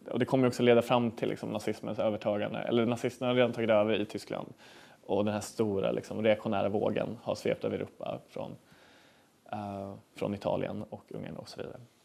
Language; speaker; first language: Swedish; native; Swedish